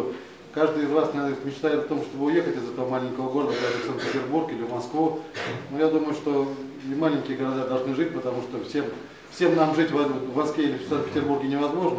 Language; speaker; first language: Russian; native; Russian